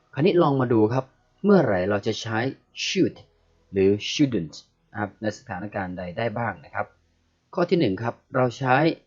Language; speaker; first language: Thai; native; Thai